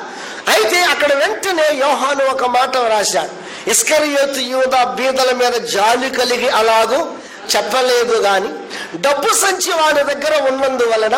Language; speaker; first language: Telugu; native; Telugu